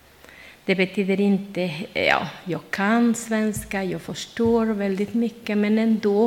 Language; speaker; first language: Swedish; non-native, learner; Spanish